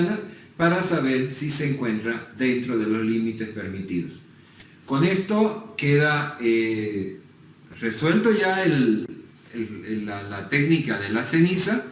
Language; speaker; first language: Spanish; native; Spanish